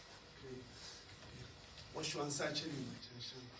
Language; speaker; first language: Chinese; non-native, learner; Somali